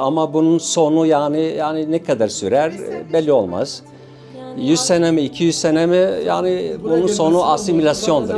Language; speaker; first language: Turkish; non-native, local second language; Syriac